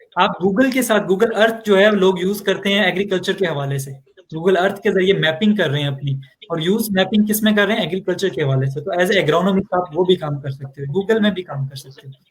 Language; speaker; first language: Urdu; non-native, local second language; Punjabi